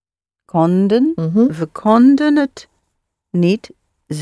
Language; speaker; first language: Dutch; non-native, learner; English